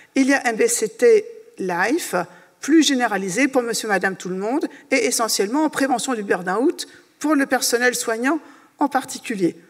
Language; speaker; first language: French; native; French